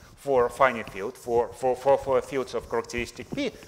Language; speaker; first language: English; non-native, fluent; Russian